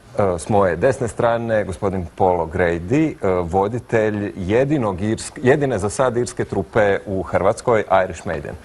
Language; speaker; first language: Croatian; native; Croatian